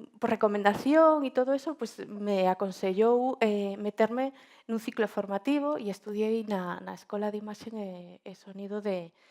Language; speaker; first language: Galician; non-native, local second language; Spanish